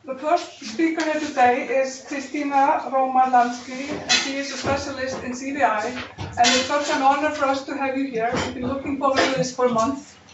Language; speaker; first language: English; non-native, fluent; Icelandic